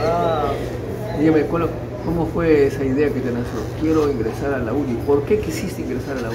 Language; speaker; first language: Spanish; native; Spanish